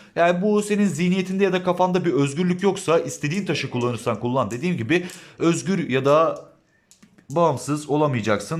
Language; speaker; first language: Turkish; native; Turkish